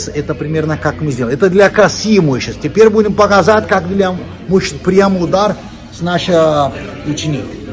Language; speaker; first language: Russian; non-native, fluent; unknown